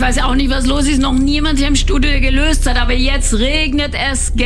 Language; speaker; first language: German; native; German